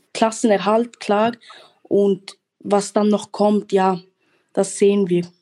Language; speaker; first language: German; native; German